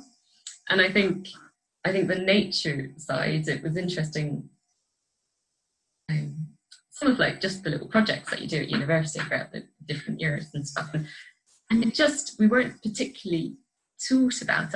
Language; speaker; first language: English; native; English